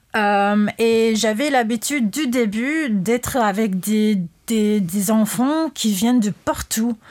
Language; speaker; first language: French; non-native, fluent; English